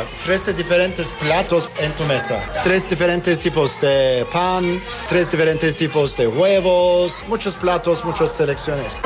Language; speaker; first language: Spanish; non-native, learner; Turkish